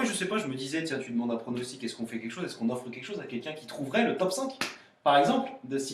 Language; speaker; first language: French; native; French